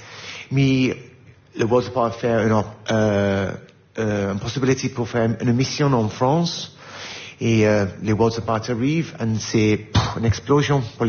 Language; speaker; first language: French; non-native, learner; English